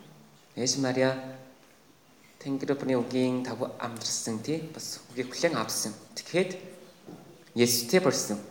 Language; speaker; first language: Mongolian; non-native, fluent; Korean